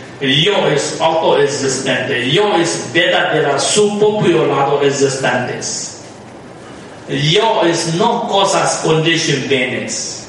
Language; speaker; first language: Spanish; non-native, learner; Tibetan